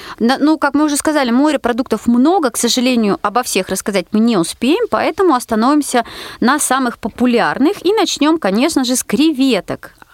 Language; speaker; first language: Russian; native; Russian